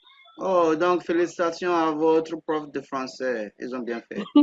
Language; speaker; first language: French; non-native, fluent; Akan